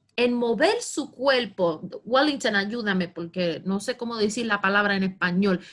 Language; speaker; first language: Spanish; early bilingual, heritage; Spanish